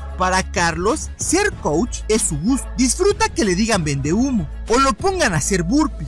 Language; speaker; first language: Spanish; native; Spanish